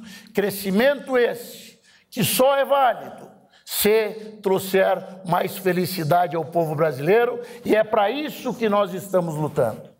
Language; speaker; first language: Portuguese; native; Portuguese